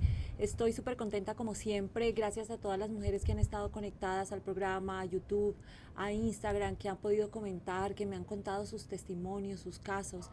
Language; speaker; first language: Spanish; native; Spanish